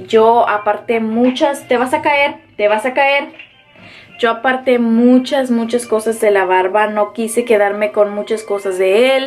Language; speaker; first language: Spanish; early bilingual, heritage; Spanish